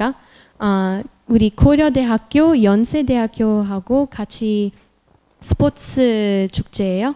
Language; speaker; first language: Korean; non-native, fluent; French